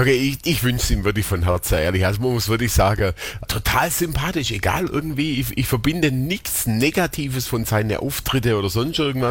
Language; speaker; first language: German; native; German